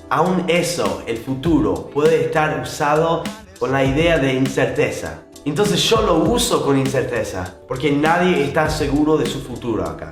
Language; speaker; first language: Spanish; non-native, fluent; English